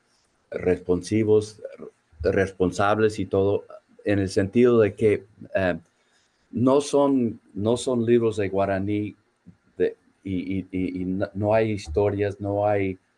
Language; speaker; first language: Spanish; non-native, fluent; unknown